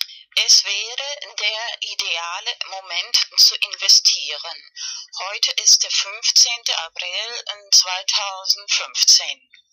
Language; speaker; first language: German; non-native, fluent; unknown